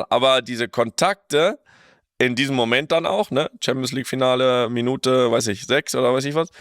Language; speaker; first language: German; native; German